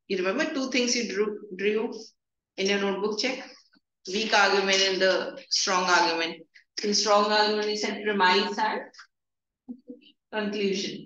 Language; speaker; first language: English; non-native, local second language; Hindi